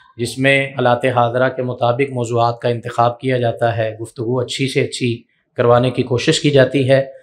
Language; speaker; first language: Urdu; non-native, local second language; Punjabi